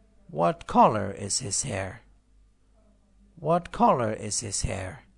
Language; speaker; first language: English; non-native, fluent; Persian